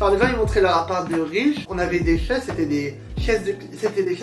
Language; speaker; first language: French; native; French